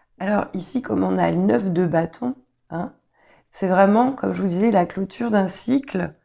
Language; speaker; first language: French; native; French